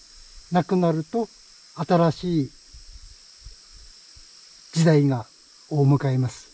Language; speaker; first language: Japanese; native; Japanese